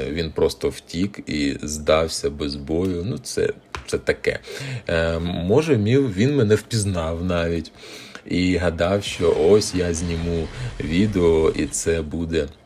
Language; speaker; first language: Ukrainian; non-native, local second language; Russian